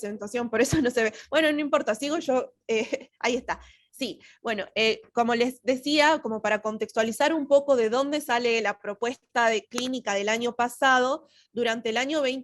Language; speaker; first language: Spanish; native; Spanish